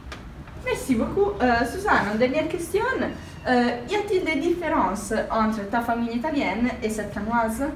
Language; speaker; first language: French; non-native, fluent; Italian